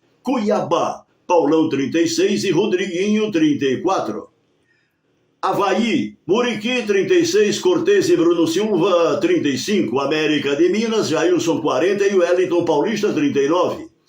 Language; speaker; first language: Portuguese; native; Portuguese